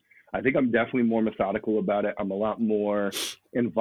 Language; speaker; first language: English; native; English